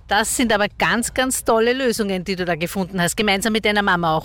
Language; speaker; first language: German; native; German